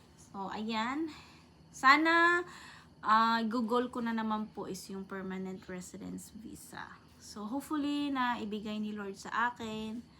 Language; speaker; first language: Filipino; non-native, local second language; Cebuano